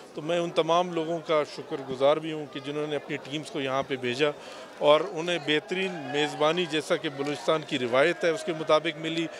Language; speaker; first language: Urdu; non-native, local second language; Baluchi